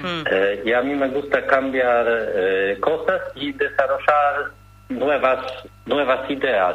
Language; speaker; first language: Spanish; non-native, learner; Polish